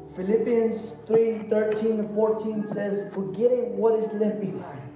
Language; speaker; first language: English; non-native, learner; Spanish